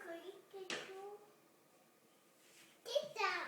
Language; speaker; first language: Swedish; early bilingual, heritage; Swedish